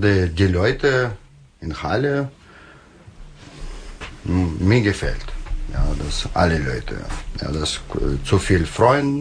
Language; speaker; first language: German; non-native, learner; Russian